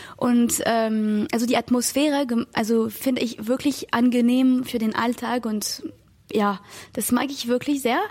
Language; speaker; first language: German; non-native, fluent; French